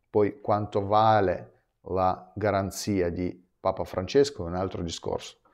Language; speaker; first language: Italian; non-native, fluent; Russian